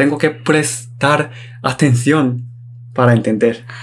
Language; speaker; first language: Spanish; non-native, learner; Korean